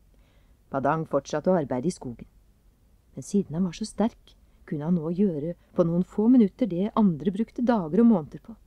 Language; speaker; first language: Norwegian; native; Norwegian